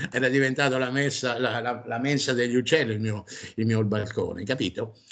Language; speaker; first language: Italian; non-native, fluent; French